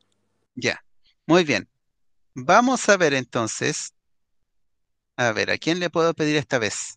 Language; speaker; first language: Spanish; native; Spanish